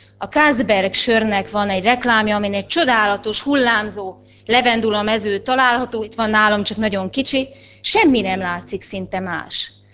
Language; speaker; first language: Hungarian; native; Hungarian